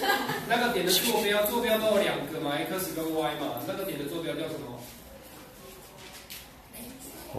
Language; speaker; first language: Chinese; native; Chinese